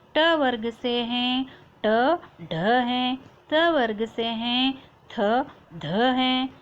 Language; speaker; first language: Hindi; non-native, local second language; Kannada